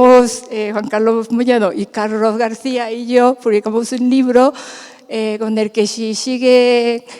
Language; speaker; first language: Spanish; non-native, fluent; Japanese